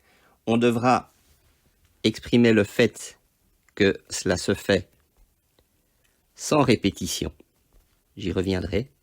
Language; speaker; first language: French; native; French